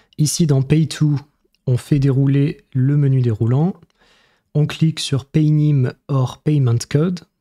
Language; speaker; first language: French; native; French